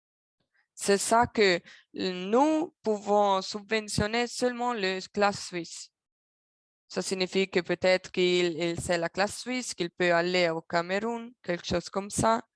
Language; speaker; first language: French; non-native, local second language; Italian